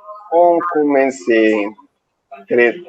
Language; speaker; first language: French; non-native, learner; Spanish